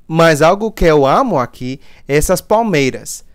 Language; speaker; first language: Portuguese; non-native, fluent; English